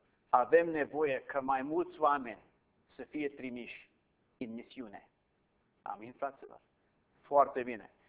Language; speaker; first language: Romanian; non-native, fluent; English